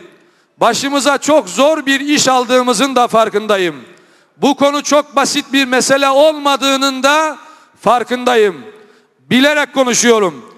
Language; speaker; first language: Turkish; native; Turkish